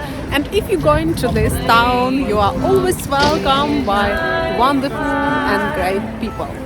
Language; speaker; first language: English; non-native, learner; Ukrainian